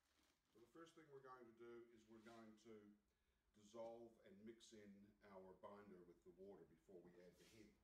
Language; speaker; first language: English; native; English